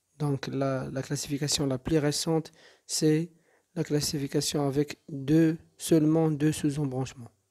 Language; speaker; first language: French; non-native, local second language; Arabic